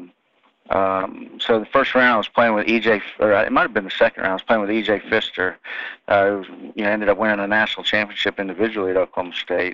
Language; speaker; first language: English; native; English